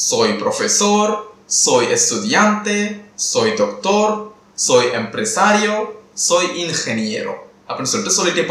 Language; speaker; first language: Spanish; non-native, fluent; Tamil